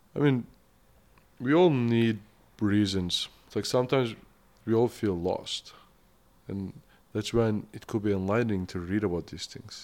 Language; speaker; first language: English; non-native, fluent; Turkish